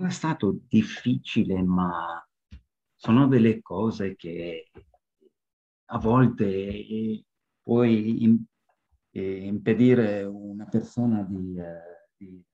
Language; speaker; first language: Italian; non-native, learner; French